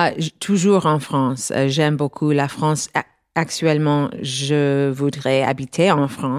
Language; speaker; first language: French; non-native, learner; English